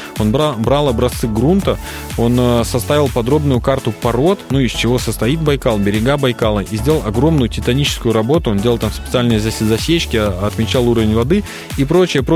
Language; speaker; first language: Russian; native; Russian